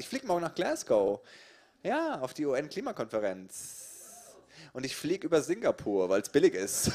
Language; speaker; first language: German; native; German